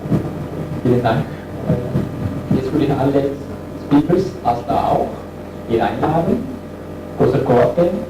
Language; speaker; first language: German; non-native, fluent; Turkish